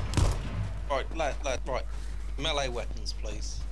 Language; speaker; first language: English; native; English